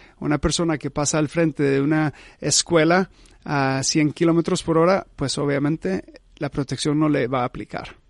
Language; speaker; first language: Spanish; early bilingual, heritage; Spanish